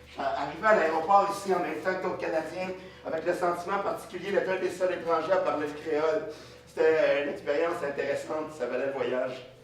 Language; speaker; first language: French; early bilingual, other home language; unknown